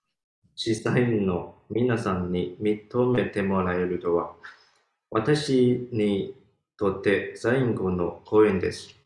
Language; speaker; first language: Japanese; non-native, learner; Chinese